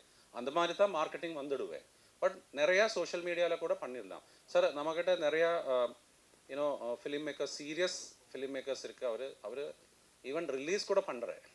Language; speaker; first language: Tamil; non-native, fluent; Malayalam